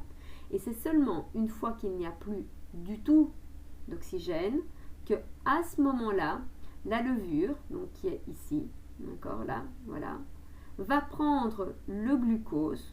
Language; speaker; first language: French; native; French